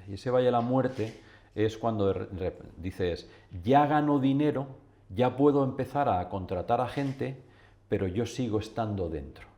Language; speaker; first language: Spanish; native; Spanish